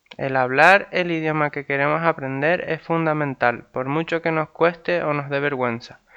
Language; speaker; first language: Spanish; early bilingual, other home language; Serbian